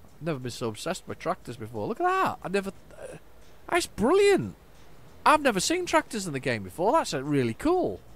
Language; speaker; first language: English; native; English